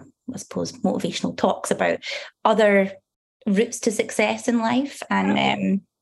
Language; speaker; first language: English; native; English